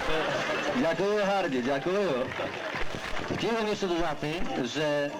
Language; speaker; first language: Polish; non-native, local second language; Rusyn